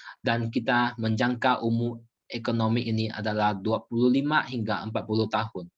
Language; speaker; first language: Malay; non-native, local second language; Chinese